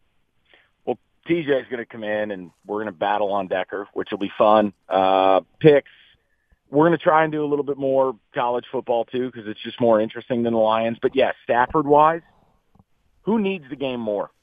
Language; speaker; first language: English; native; English